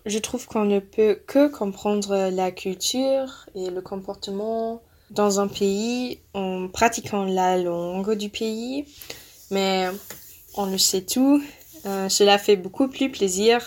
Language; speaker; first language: French; non-native, fluent; German